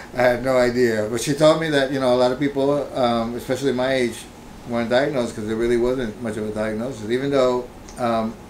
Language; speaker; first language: English; early bilingual, other home language; Spanish